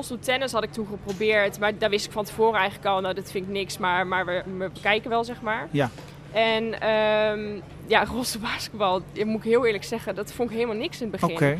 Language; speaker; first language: Dutch; native; Dutch